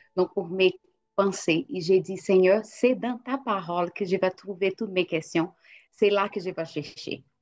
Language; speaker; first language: French; non-native, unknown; Portuguese